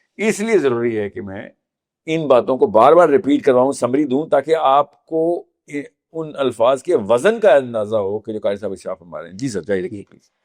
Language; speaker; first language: Urdu; native; Urdu